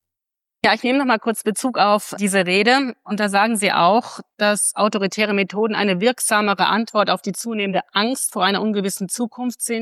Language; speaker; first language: German; native; German